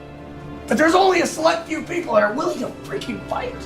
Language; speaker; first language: English; native; English